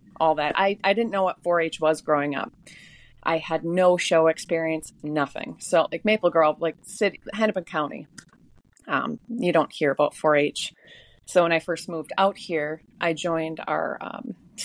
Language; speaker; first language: English; native; English